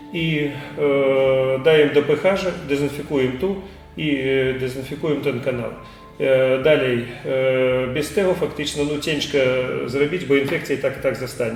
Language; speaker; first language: Polish; non-native, learner; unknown